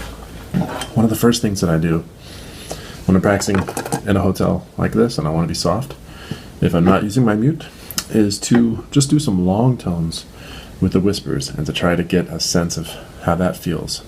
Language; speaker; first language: English; native; English